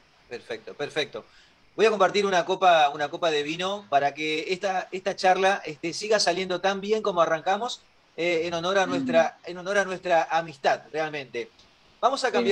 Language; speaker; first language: Spanish; native; Spanish